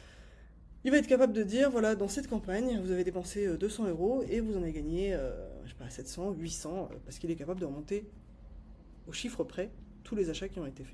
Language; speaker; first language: French; native; French